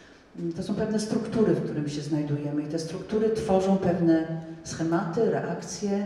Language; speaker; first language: Polish; non-native, fluent; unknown